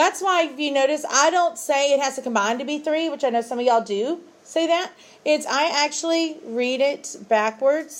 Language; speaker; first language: English; native; English